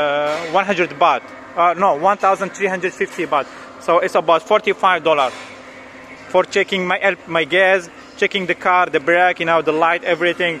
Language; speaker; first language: English; non-native, learner; French